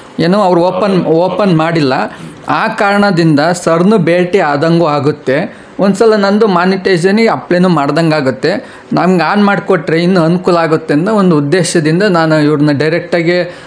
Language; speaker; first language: Kannada; native; Kannada